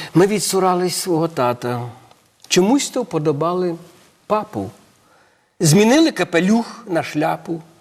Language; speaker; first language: Ukrainian; native; Ukrainian